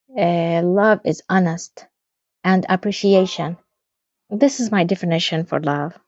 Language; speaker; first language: English; non-native, fluent; Arabic